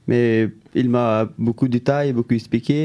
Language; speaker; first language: French; non-native, learner; Pashto